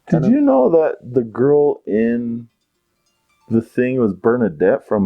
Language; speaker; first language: English; native; English